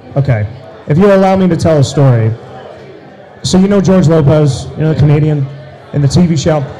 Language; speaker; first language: English; early bilingual, other home language; Italian